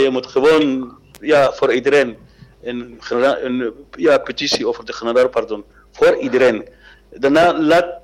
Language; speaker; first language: Dutch; non-native, learner; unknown